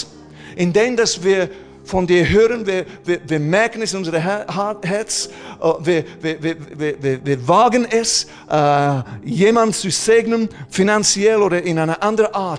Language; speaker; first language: German; non-native, fluent; English